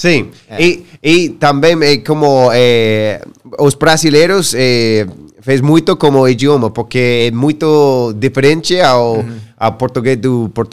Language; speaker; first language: Portuguese; non-native, learner; English